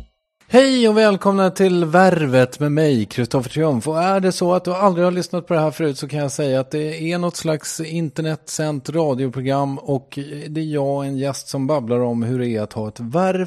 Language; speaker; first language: Swedish; native; Swedish